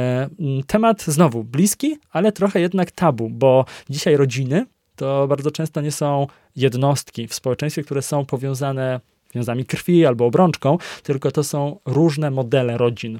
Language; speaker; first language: Polish; native; Polish